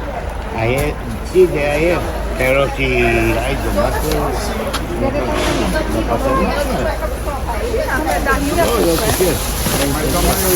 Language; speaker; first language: Spanish; non-native, learner; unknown